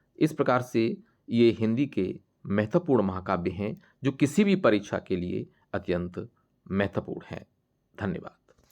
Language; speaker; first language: Hindi; native; Hindi